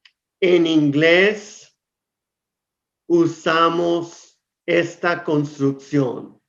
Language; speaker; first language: Spanish; non-native, fluent; English